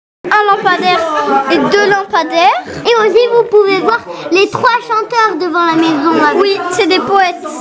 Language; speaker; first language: French; native; French